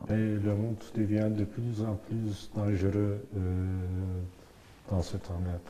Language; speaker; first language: French; non-native, learner; Turkish